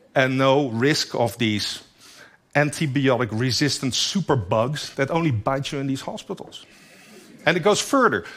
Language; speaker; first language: English; non-native, fluent; Dutch